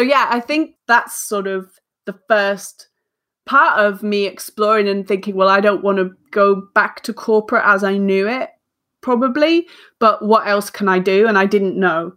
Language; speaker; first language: English; native; English